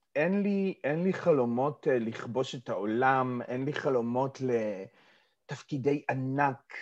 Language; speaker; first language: Hebrew; early bilingual, other home language; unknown